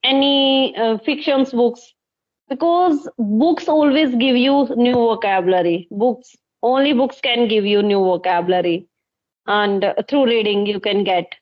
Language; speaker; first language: English; non-native, local second language; Hindi